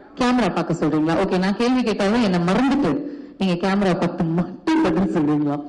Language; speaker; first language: Tamil; native; Tamil